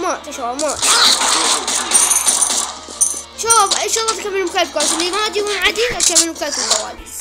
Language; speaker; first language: Arabic; native; Arabic